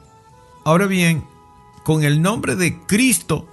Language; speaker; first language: Spanish; native; Spanish